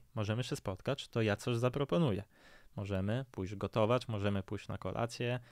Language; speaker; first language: Polish; non-native, fluent; Italian